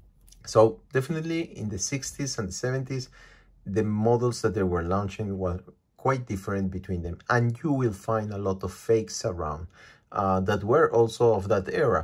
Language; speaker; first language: English; non-native, fluent; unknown